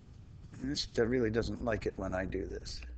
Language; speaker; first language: English; native; English